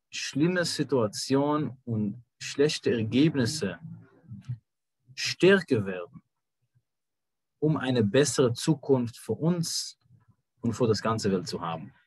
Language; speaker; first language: German; non-native, fluent; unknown